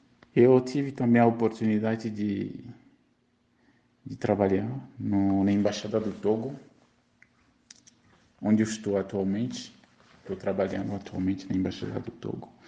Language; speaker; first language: Portuguese; non-native, fluent; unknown